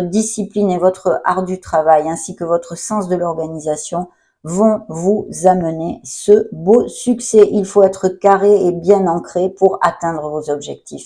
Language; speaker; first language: French; native; French